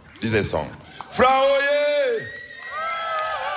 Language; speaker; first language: German; non-native, learner; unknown